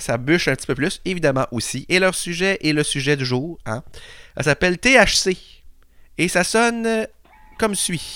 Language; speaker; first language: French; native; French